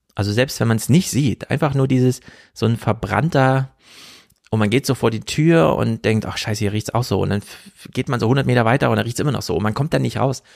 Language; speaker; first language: German; native; German